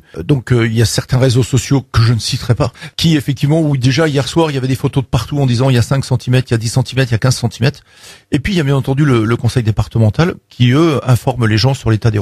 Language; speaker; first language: French; native; French